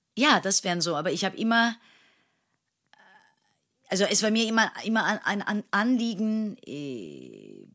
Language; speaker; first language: German; non-native, fluent; Turkish